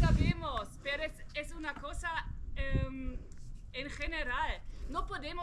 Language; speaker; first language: Spanish; non-native, fluent; French